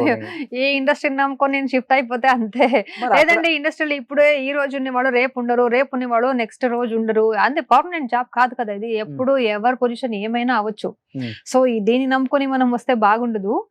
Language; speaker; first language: Telugu; non-native, local second language; Kannada